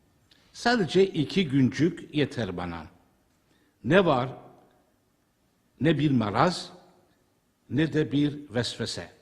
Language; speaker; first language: Turkish; native; Turkish